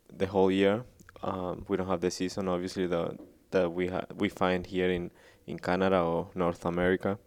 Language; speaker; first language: English; non-native, fluent; Spanish